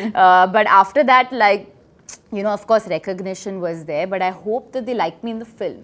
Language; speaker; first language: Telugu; non-native, learner; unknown